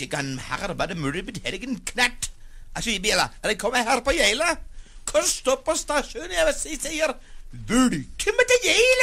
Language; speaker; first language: Norwegian; non-native, learner; Turkish